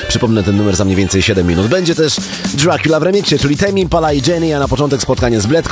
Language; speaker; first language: Polish; native; Polish